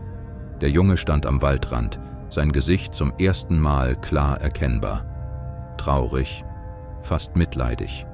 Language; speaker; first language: German; native; German